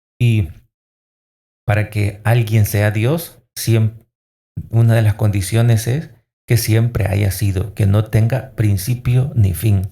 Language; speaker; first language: Spanish; native; Spanish